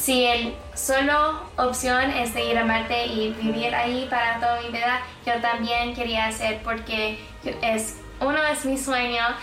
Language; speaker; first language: Spanish; non-native, learner; English